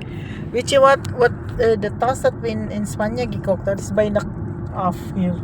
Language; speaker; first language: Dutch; non-native, learner; Filipino